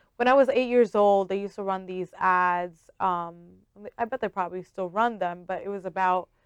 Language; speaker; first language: English; early bilingual, other home language; Spanish